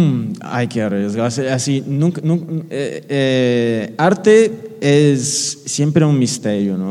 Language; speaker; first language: Spanish; non-native, fluent; Portuguese